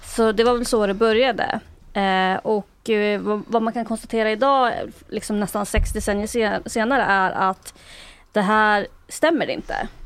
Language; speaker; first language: Swedish; early bilingual, other home language; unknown